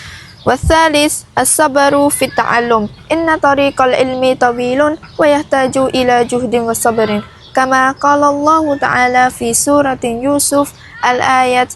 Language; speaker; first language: Arabic; non-native, learner; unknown